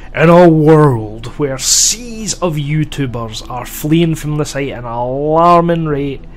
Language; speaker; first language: English; native; English